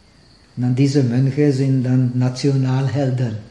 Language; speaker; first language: German; non-native, fluent; Czech